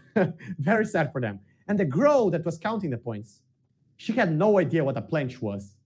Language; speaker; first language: English; non-native, fluent; Portuguese